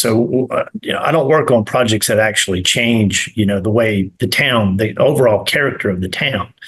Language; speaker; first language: English; native; English